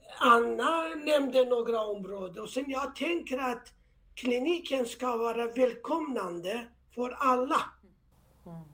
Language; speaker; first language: Swedish; non-native, fluent; Persian